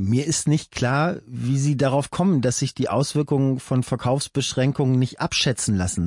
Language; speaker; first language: German; native; German